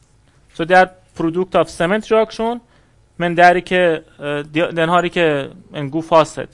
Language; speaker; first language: Norwegian; non-native, fluent; Persian